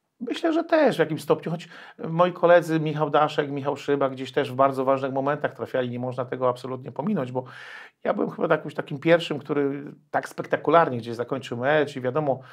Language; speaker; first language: Polish; native; Polish